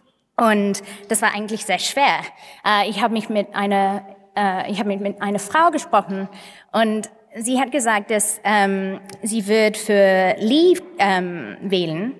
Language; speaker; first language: German; non-native, fluent; English